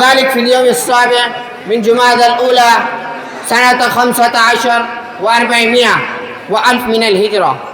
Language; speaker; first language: Arabic; non-native, learner; Urdu